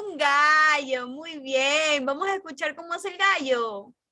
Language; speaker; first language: Spanish; native; Spanish